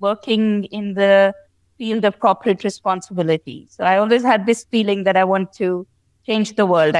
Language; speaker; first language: English; non-native, local second language; Hindi